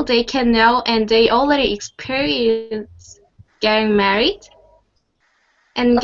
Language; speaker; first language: English; non-native, learner; Korean